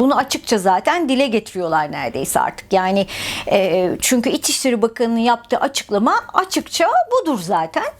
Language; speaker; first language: Turkish; native; Turkish